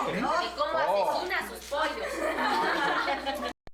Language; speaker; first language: Spanish; native; Spanish